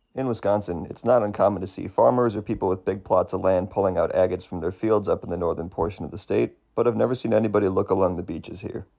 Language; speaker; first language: English; native; English